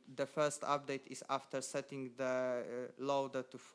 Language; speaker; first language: English; non-native, fluent; Polish